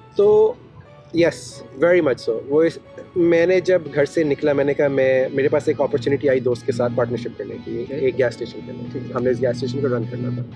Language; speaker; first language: Urdu; native; Urdu